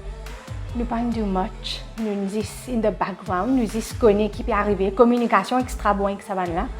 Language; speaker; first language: French; non-native, local second language; Morisyen